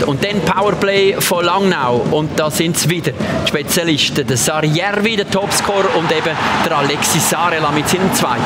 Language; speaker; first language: German; native; German